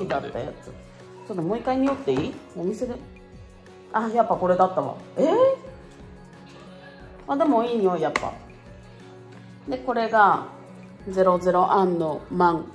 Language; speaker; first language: Japanese; native; Japanese